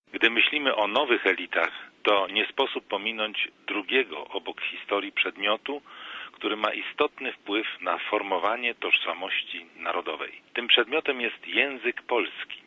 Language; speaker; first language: Polish; native; Polish